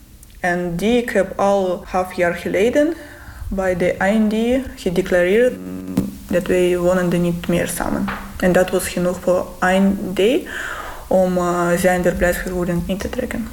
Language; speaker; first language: Dutch; non-native, learner; Russian